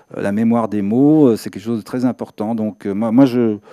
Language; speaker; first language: French; non-native, fluent; Serbian